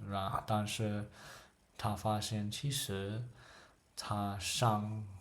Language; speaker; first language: Chinese; non-native, learner; English